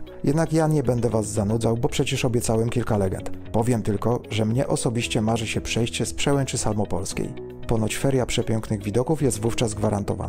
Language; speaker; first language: Polish; native; Polish